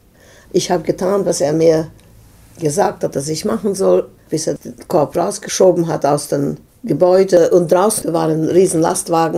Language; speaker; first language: German; non-native, fluent; Serbian